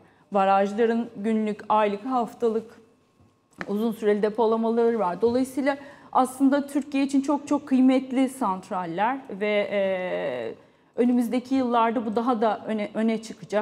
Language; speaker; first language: Turkish; native; Turkish